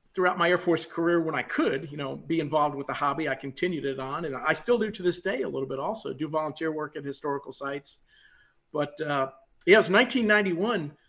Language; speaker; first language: English; native; English